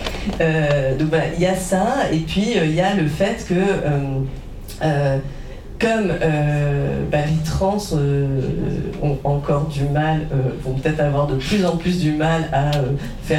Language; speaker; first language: French; native; French